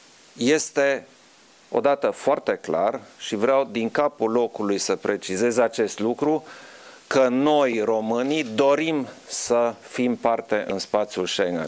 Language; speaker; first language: Romanian; non-native, local second language; German